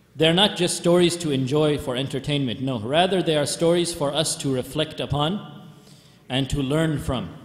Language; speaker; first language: English; native; English